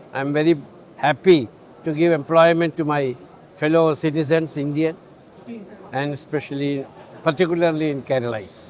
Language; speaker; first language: English; non-native, local second language; Malayalam